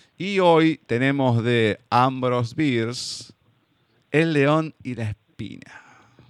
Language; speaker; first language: Spanish; native; Spanish